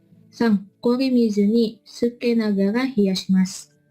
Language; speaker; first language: Japanese; non-native, learner; Indonesian